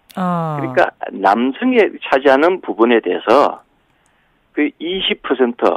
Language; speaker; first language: Korean; native; Korean